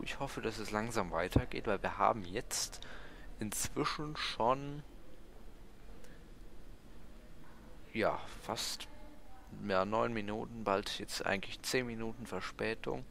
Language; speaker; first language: German; native; German